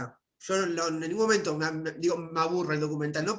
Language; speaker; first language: Spanish; native; Spanish